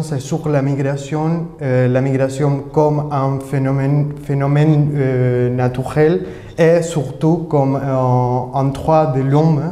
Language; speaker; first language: French; non-native, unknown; Spanish